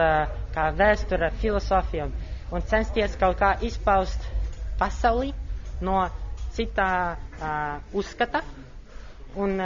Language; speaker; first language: Latvian; non-native, local second language; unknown